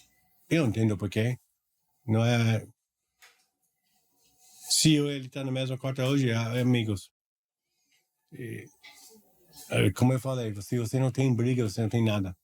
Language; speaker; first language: Portuguese; non-native, learner; English